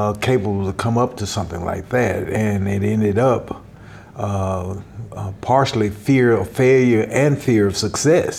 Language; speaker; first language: English; native; English